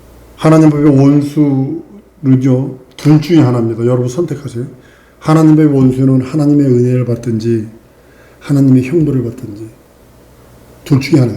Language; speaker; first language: Korean; native; Korean